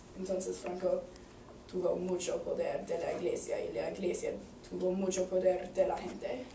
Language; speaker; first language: Spanish; non-native, learner; English